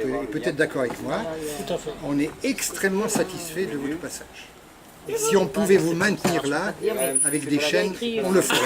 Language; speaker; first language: French; native; French